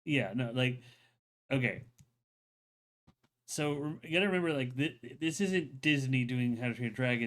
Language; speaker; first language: English; native; English